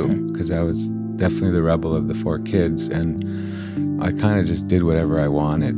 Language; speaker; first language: English; native; English